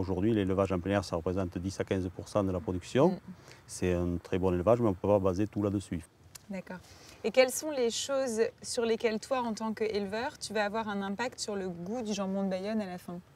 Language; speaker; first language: French; native; French